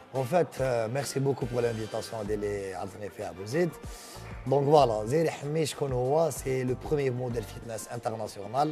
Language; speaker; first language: French; non-native, local second language; Arabic